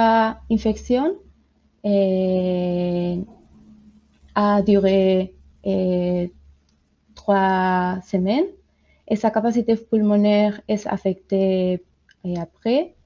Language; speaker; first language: French; non-native, learner; Spanish